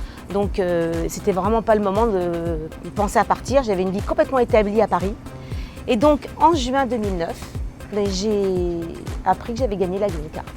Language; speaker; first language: French; native; French